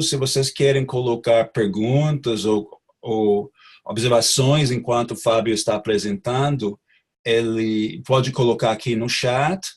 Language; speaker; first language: Portuguese; non-native, fluent; English